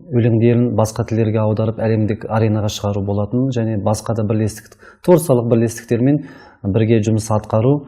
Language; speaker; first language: Kazakh; non-native, local second language; Uyghur